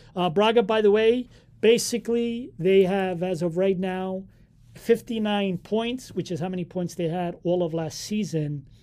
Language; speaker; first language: English; early bilingual, other home language; Portuguese